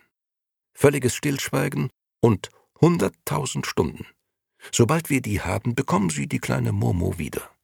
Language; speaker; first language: German; native; German